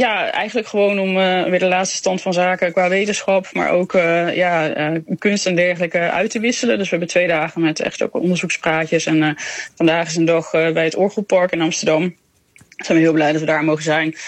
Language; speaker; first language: Dutch; native; Dutch